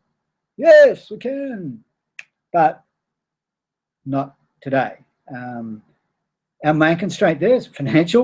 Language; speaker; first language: English; native; English